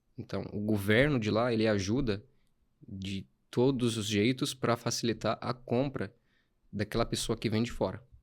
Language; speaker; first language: Portuguese; non-native, fluent; Arabic